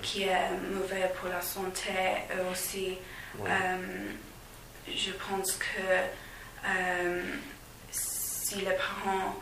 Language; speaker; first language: French; non-native, learner; English